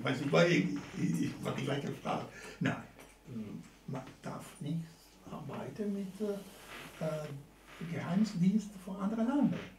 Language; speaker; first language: German; non-native, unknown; Italian